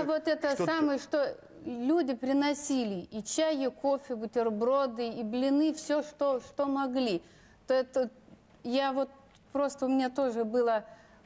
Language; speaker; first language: Russian; non-native, local second language; Lithuanian